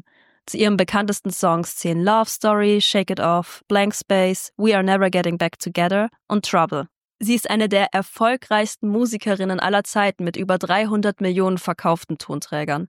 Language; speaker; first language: German; native; German